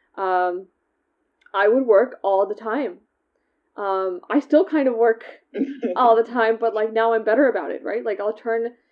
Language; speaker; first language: English; native; English